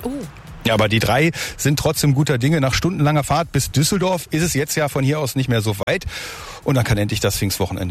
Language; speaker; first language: German; native; German